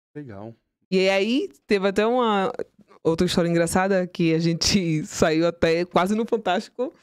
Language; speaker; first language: Portuguese; native; Portuguese